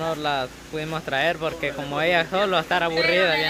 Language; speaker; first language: Spanish; native; Spanish